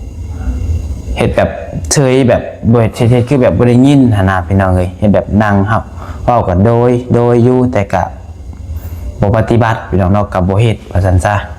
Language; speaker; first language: Thai; non-native, local second language; Lao